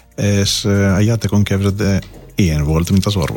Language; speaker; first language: Hungarian; non-native, learner; Greek